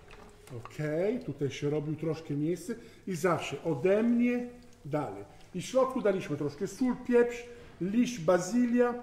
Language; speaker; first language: Polish; non-native, fluent; Italian